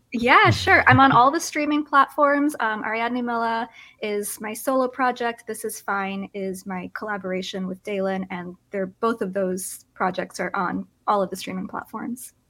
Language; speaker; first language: English; early bilingual, other home language; Filipino